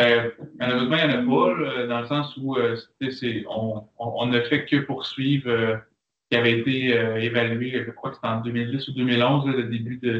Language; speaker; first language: French; native; French